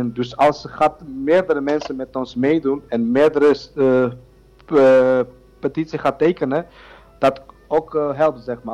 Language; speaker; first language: Dutch; non-native, learner; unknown